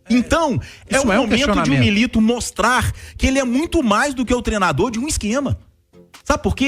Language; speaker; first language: Portuguese; native; Portuguese